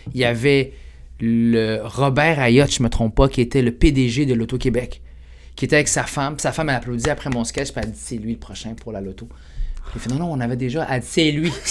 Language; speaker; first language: French; early bilingual, other home language; Arabic